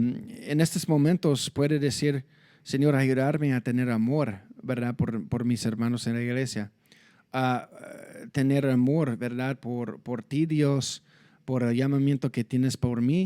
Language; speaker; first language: Spanish; non-native, fluent; English